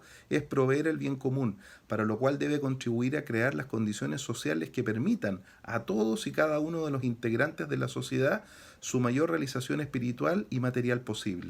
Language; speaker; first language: Spanish; native; Spanish